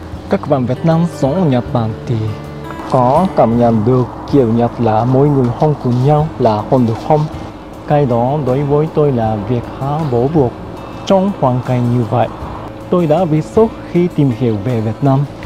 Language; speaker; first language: Vietnamese; non-native, fluent; Japanese